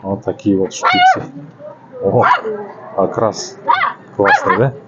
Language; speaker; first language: Russian; non-native, local second language; Kyrgyz